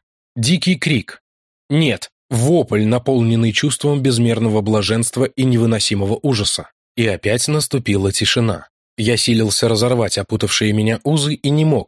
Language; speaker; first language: Russian; native; Russian